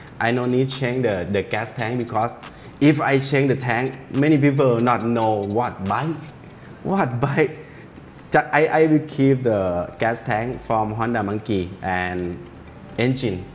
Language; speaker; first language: English; non-native, learner; Thai